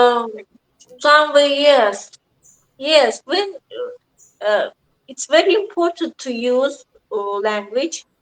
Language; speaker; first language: English; non-native, learner; Azerbaijani